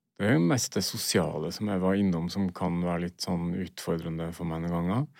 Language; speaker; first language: Norwegian; native; Norwegian